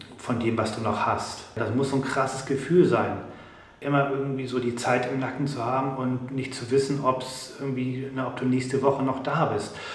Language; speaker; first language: German; native; German